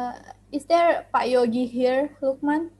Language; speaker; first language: English; non-native, learner; Indonesian